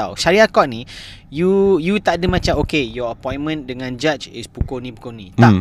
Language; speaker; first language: English; non-native, local second language; Malay